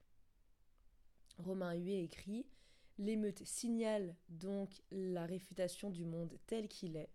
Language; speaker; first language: French; native; French